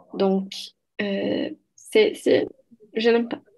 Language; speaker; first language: French; non-native, learner; Portuguese